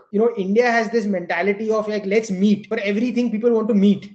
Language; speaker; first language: English; non-native, local second language; Gujarati